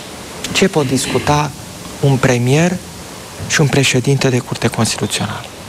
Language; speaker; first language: Romanian; native; Romanian